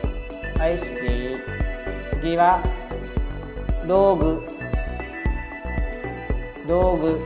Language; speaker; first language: Japanese; non-native, fluent; Khmer